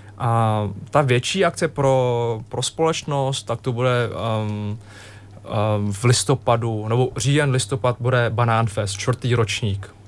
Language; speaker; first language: Czech; early bilingual, other home language; Vietnamese